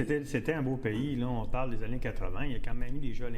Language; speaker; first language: French; native; French